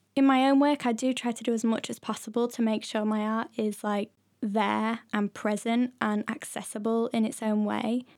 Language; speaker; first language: English; native; English